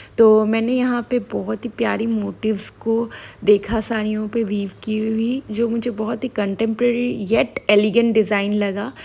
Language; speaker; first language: Hindi; native; Hindi